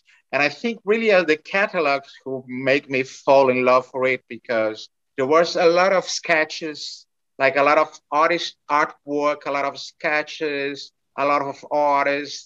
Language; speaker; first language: English; non-native, fluent; Portuguese